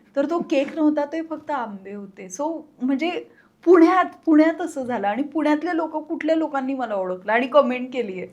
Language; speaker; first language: Marathi; native; Marathi